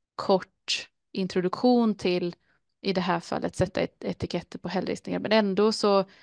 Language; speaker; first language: Swedish; native; Swedish